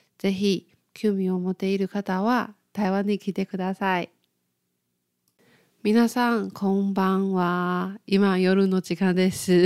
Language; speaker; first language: Japanese; non-native, fluent; Chinese